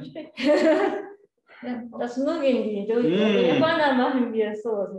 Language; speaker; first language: German; non-native, learner; Japanese